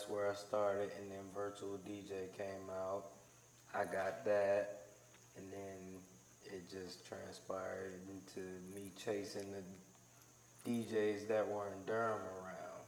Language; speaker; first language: English; native; English